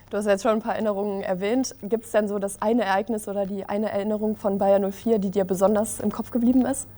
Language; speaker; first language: German; native; German